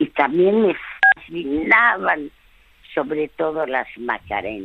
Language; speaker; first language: Spanish; early bilingual, other home language; French